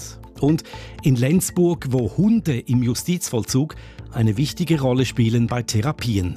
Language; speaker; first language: German; native; German